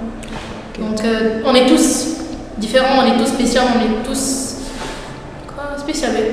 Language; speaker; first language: French; non-native, local second language; Arabic